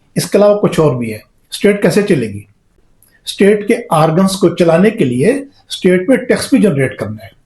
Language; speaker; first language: Urdu; native; Urdu